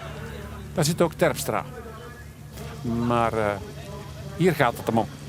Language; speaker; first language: Dutch; native; Dutch